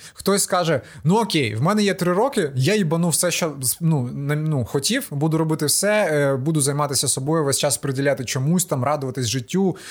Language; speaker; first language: Ukrainian; non-native, local second language; Russian